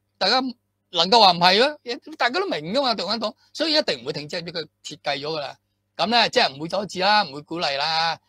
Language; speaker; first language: Chinese; non-native, local second language; Cantonese